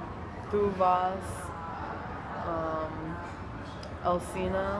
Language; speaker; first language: Spanish; non-native, learner; English